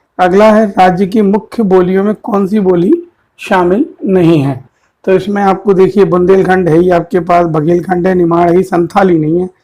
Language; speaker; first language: Hindi; native; Hindi